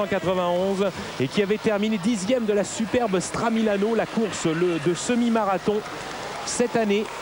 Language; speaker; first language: French; native; French